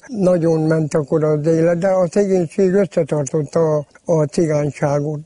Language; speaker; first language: Hungarian; native; Hungarian